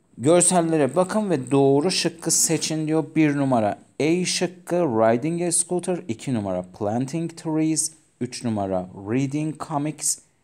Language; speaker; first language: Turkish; non-native, fluent; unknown